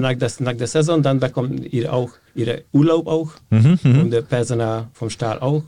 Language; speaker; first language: German; non-native, fluent; Hungarian